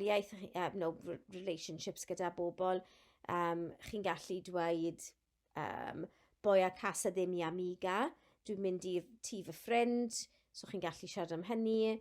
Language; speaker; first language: Welsh; non-native, local second language; English